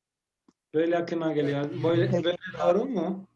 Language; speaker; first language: Turkish; non-native, learner; Spanish